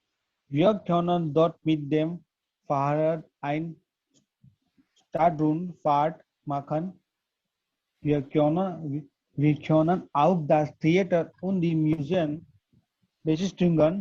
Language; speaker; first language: German; non-native, learner; Gujarati